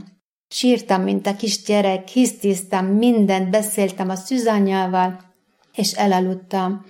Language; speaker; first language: Hungarian; non-native, learner; Arabic